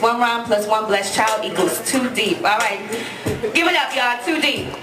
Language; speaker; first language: English; native; English